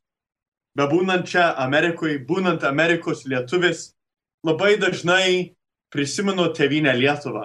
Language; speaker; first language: Lithuanian; early bilingual, heritage; Lithuanian